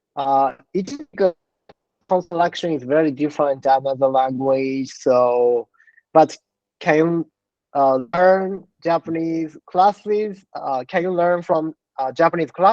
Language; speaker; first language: English; non-native, learner; Japanese